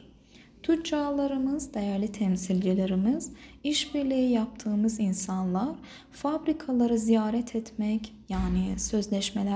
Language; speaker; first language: Turkish; non-native, fluent; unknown